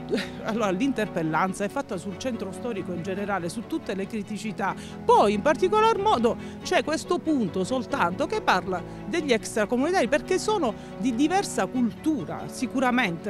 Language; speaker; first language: Italian; native; Italian